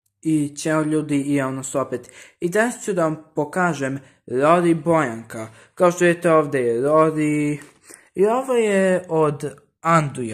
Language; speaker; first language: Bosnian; early bilingual, heritage; Bosnian